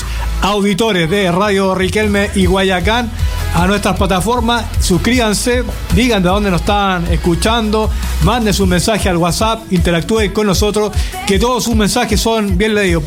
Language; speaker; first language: Spanish; native; Spanish